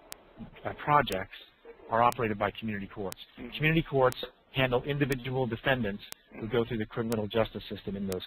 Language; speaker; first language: English; native; English